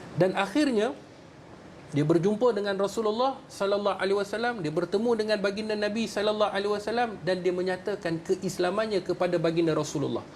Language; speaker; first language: Malay; native; Malay